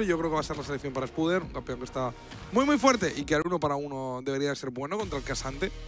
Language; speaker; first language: Spanish; native; Spanish